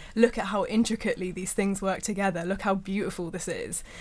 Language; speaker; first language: English; native; English